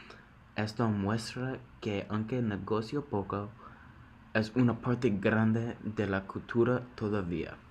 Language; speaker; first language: Spanish; non-native, learner; English